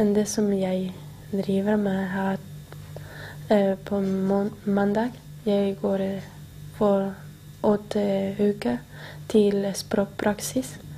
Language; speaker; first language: Norwegian; non-native, learner; Spanish